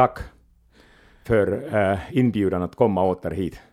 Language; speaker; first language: Swedish; non-native, local second language; Finnish